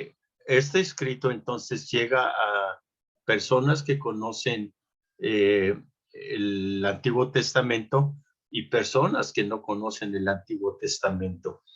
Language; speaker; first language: Spanish; native; Spanish